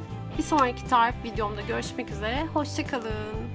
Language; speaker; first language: Turkish; native; Turkish